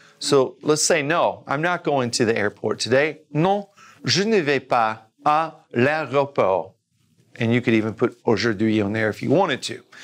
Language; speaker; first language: English; native; English